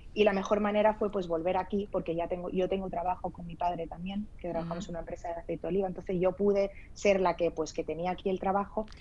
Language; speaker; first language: Spanish; early bilingual, other home language; Arabic